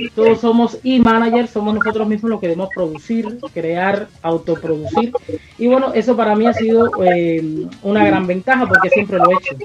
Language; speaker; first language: Spanish; native; Spanish